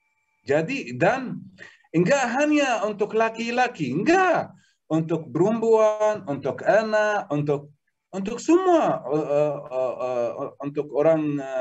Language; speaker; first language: Indonesian; non-native, learner; Arabic